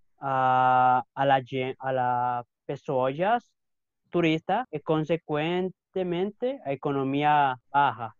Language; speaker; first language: Portuguese; non-native, learner; Spanish